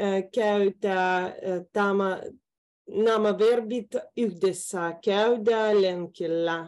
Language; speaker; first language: Finnish; non-native, learner; Russian